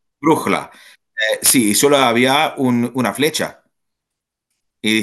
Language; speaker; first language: Spanish; non-native, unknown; English